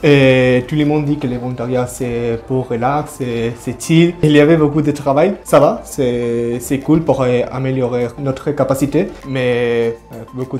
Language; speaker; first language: French; non-native, learner; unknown